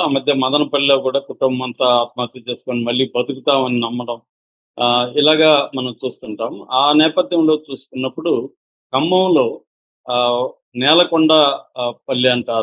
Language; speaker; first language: Telugu; native; Telugu